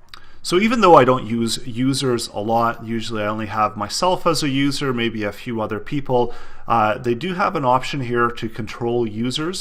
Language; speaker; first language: English; native; English